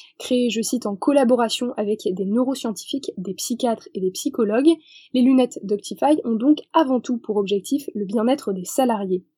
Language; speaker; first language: French; native; French